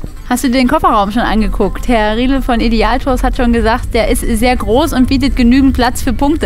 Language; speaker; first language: German; native; German